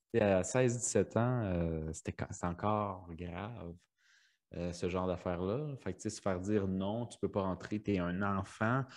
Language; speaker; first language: French; early bilingual, other home language; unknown